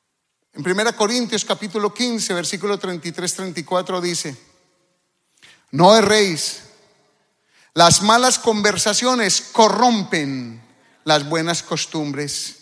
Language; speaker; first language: Spanish; native; Spanish